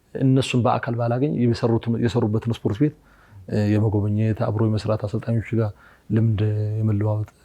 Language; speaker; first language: Amharic; native; Amharic